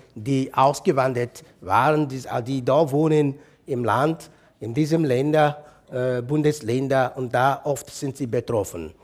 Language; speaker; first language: German; non-native, fluent; Igbo